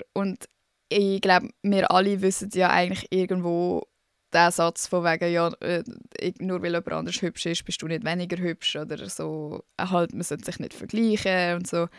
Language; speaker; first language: German; native; German